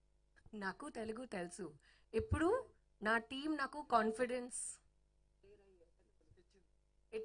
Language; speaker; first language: Telugu; non-native, learner; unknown